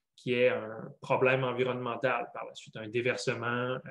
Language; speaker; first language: French; native; French